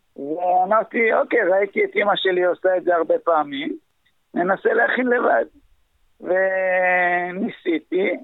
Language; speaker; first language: Hebrew; early bilingual, other home language; Arabic